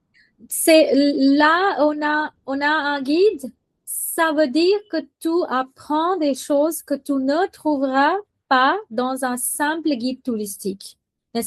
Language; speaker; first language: French; non-native, fluent; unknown